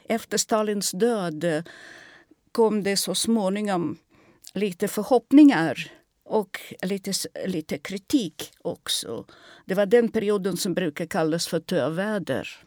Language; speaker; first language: Swedish; non-native, fluent; Russian